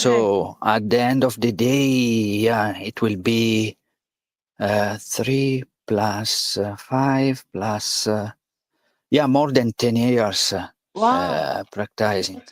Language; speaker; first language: English; non-native, learner; Italian